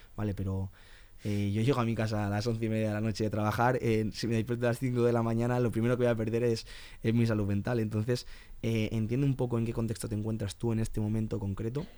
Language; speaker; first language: Spanish; native; Spanish